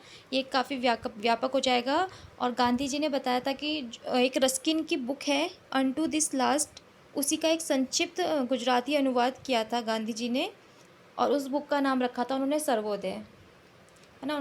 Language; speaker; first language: Hindi; native; Hindi